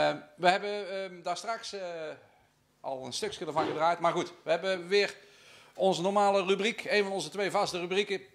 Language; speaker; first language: Dutch; native; Dutch